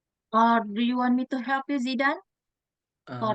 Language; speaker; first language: English; non-native, fluent; Indonesian